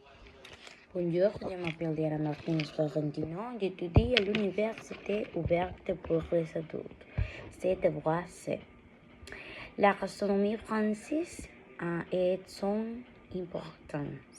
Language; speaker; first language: French; non-native, learner; Spanish